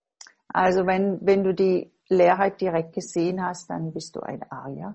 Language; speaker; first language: German; non-native, fluent; English